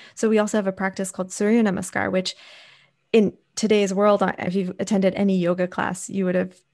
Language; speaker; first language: English; native; English